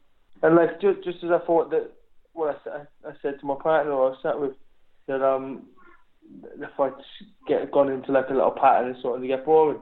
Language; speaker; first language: English; native; English